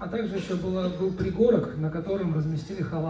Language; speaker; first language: Russian; native; Russian